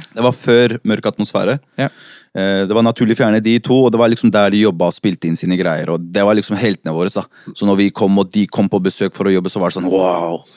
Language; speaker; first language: Norwegian; early bilingual, other home language; Spanish